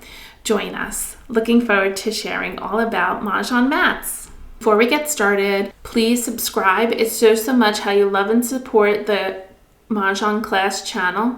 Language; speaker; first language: English; native; English